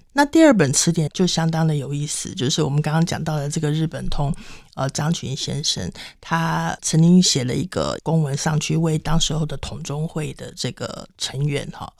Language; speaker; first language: Chinese; native; Chinese